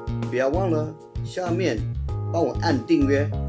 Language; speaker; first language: Chinese; non-native, fluent; English